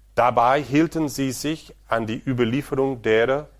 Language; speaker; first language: German; non-native, fluent; Portuguese